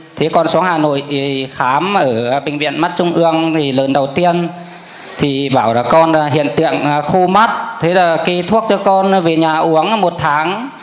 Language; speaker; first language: Vietnamese; non-native, local second language; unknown